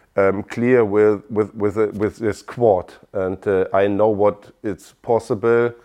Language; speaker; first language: English; non-native, fluent; German